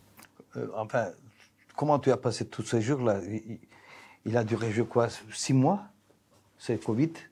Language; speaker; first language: French; non-native, learner; Turkish